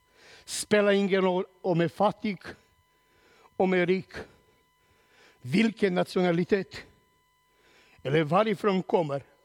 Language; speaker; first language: Swedish; non-native, learner; Romanian